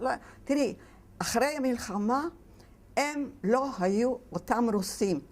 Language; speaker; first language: Hebrew; non-native, fluent; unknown